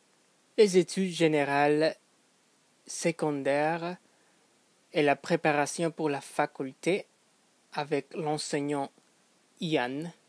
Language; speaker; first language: French; non-native, fluent; English